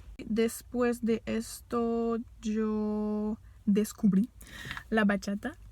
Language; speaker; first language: Spanish; non-native, fluent; French